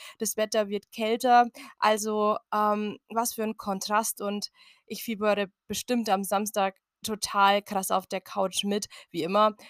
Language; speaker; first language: German; native; German